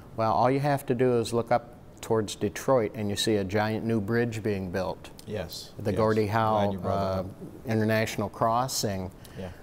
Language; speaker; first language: English; native; English